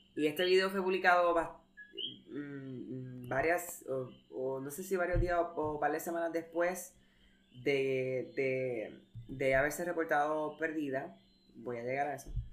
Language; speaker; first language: Spanish; early bilingual, heritage; Spanish